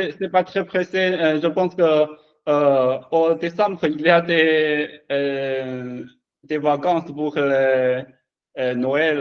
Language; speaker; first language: French; non-native, learner; Chinese